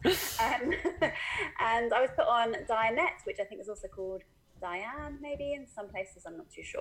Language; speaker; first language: English; native; English